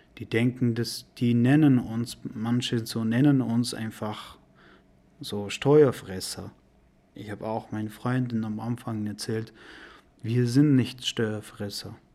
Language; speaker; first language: German; non-native, learner; Persian